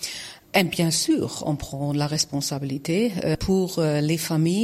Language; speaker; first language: French; non-native, learner; German